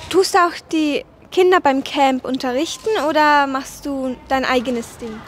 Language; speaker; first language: German; native; German